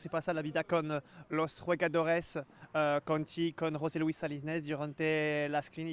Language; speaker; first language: Spanish; non-native, learner; French